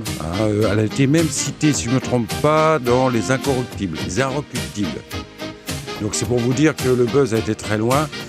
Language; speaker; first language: French; native; French